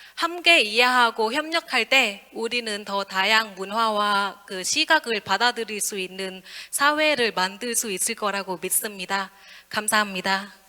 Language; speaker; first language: Korean; non-native, fluent; Vietnamese